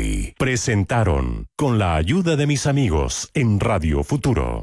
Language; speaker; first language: Spanish; native; Spanish